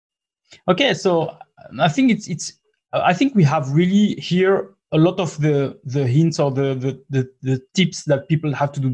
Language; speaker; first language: English; non-native, fluent; French